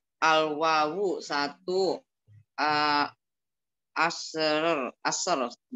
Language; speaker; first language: Arabic; non-native, learner; Indonesian